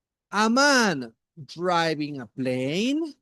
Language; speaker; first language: English; non-native, fluent; Spanish